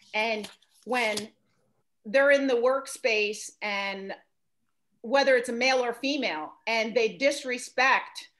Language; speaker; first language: English; native; English